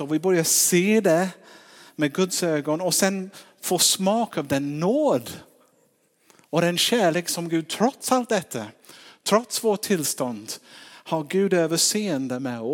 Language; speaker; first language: Swedish; non-native, fluent; English